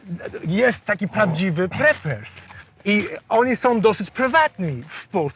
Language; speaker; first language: Polish; non-native, fluent; English